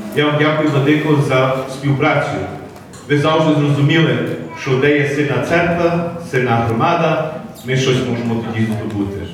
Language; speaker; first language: Ukrainian; early bilingual, heritage; Ukrainian